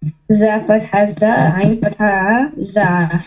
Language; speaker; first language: Arabic; non-native, learner; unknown